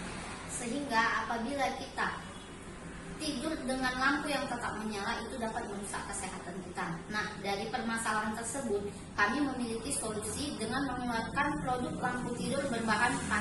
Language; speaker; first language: Indonesian; native; Indonesian